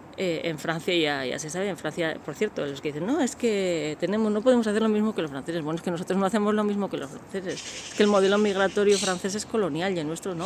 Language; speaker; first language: Spanish; native; Spanish